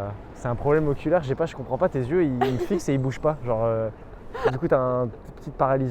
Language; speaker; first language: French; native; French